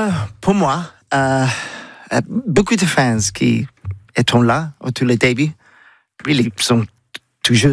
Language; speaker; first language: French; non-native, learner; English